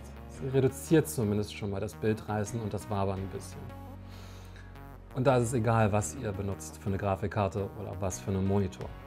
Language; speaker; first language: German; native; German